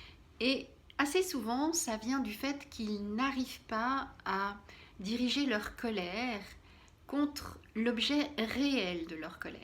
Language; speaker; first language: French; native; French